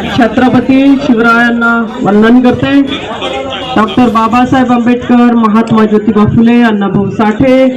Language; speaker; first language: Marathi; native; Marathi